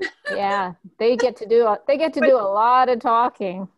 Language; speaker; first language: English; native; English